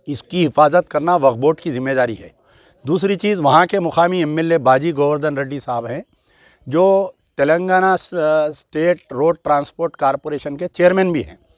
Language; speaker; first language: Hindi; non-native, local second language; Urdu